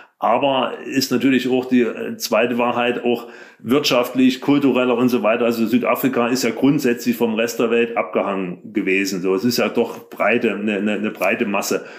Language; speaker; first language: German; native; German